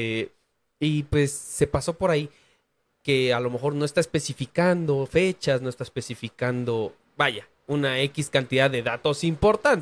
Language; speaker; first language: Spanish; native; Spanish